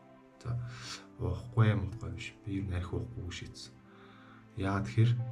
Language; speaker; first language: Mongolian; native; Mongolian